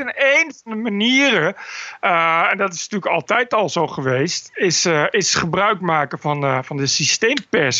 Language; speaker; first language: Dutch; native; Dutch